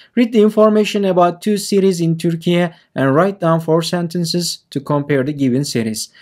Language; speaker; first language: English; non-native, fluent; Turkish